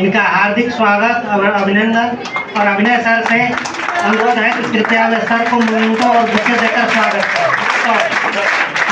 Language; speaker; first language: Hindi; native; Hindi